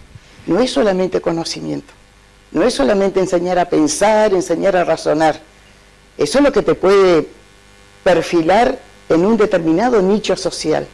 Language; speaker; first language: Spanish; native; Spanish